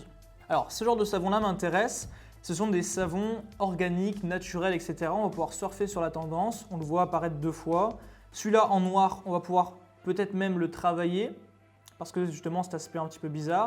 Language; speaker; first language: French; native; French